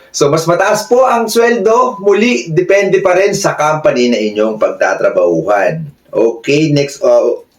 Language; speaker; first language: Filipino; native; Filipino